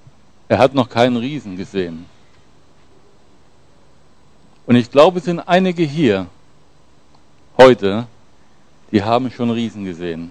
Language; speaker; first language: German; native; German